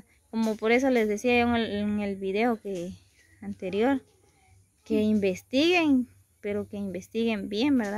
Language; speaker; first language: Spanish; native; Spanish